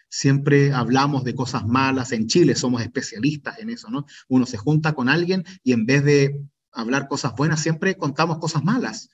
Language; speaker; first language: Spanish; native; Spanish